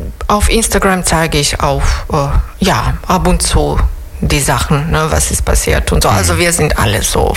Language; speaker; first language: German; non-native, fluent; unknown